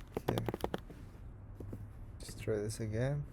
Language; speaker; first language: English; native; English